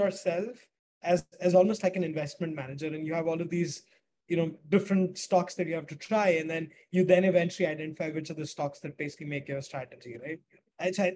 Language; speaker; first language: English; non-native, local second language; Hindi